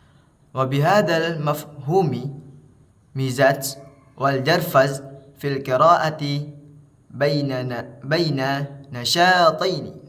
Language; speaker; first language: Arabic; non-native, learner; Indonesian